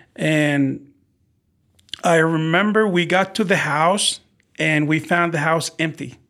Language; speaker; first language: English; non-native, fluent; Arabic